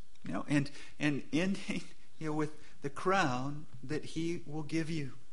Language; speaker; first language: English; native; English